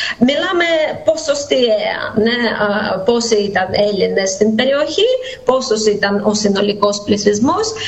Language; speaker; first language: Greek; non-native, fluent; Russian